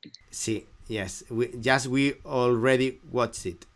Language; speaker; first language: English; non-native, fluent; Galician